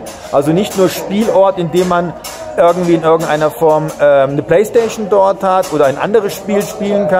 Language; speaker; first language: German; native; German